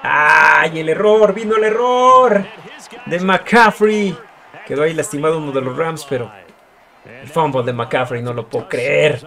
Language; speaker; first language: Spanish; native; Spanish